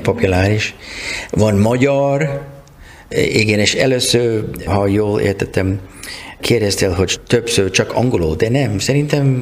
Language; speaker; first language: Hungarian; non-native, learner; English